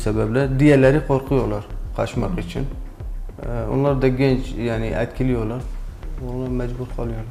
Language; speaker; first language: Turkish; non-native, learner; Kurdish